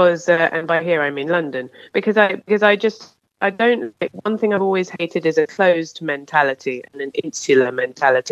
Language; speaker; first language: English; native; English